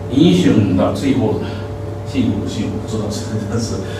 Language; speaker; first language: Chinese; non-native, learner; Japanese